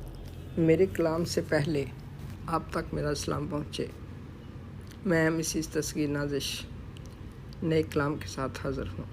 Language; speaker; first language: Urdu; native; Urdu